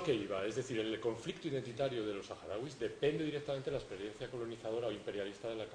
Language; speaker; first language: Spanish; native; Spanish